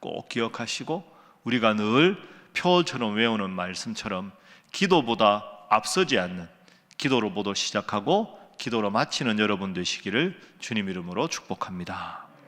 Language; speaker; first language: Korean; native; Korean